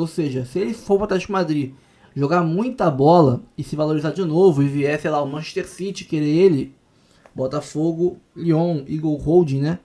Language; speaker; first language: Portuguese; native; Portuguese